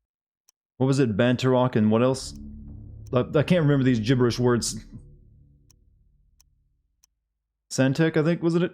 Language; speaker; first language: English; native; English